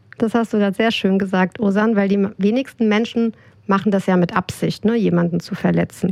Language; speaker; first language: German; native; German